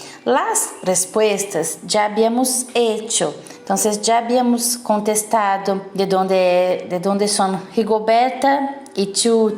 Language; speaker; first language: Spanish; non-native, learner; Portuguese